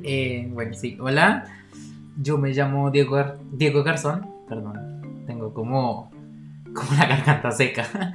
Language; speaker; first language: Spanish; native; Spanish